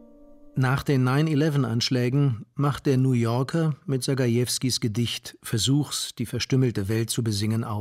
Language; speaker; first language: German; native; German